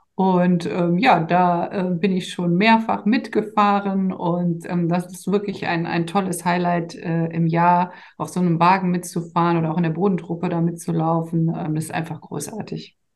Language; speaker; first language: German; native; German